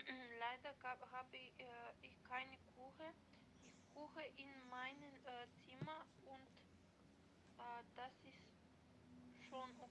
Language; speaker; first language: German; non-native, learner; Macedonian